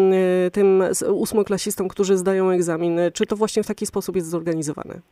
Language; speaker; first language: Polish; native; Polish